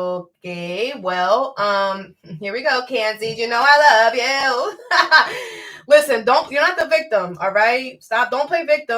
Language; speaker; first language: English; native; English